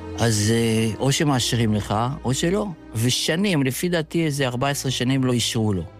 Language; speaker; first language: Hebrew; early bilingual, other home language; Yiddish